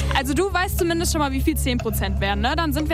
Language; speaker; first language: German; native; German